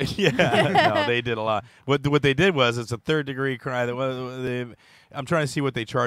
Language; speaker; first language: English; native; English